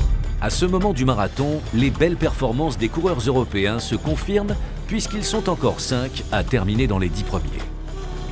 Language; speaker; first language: French; native; French